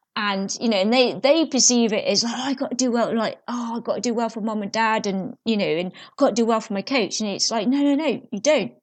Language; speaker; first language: English; native; English